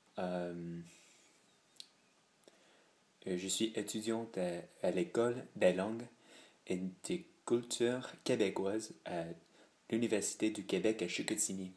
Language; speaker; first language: French; non-native, learner; English